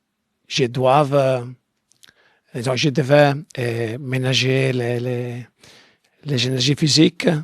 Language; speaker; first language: French; non-native, learner; Italian